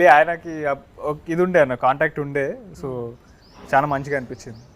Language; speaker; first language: Telugu; native; Telugu